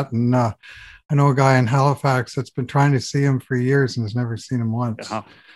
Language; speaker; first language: English; native; English